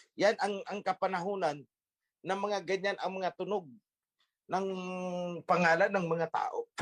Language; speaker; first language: Filipino; native; Filipino